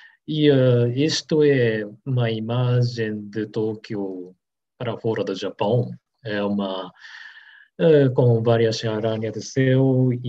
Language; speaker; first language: Portuguese; non-native, learner; Japanese